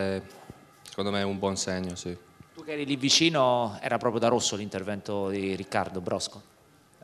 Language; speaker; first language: Italian; native; Italian